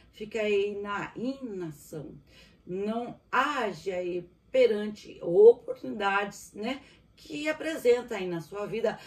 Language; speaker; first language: Portuguese; native; Portuguese